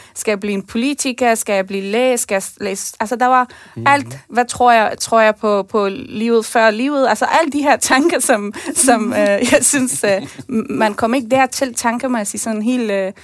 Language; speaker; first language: Danish; early bilingual, other home language; Persian